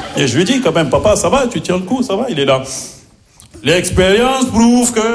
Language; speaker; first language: French; early bilingual, other home language; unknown